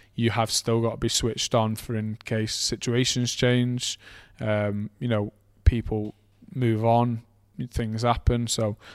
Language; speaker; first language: English; native; English